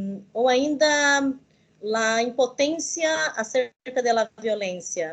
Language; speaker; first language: Spanish; non-native, learner; Portuguese